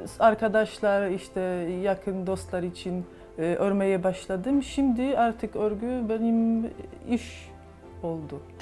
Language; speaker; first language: Turkish; non-native, fluent; Polish